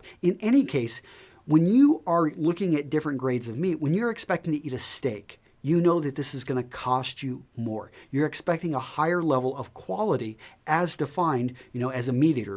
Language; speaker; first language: English; native; English